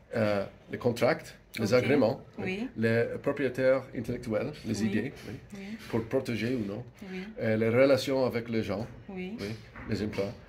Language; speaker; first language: French; non-native, learner; English